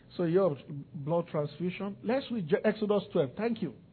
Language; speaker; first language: English; non-native, local second language; Yoruba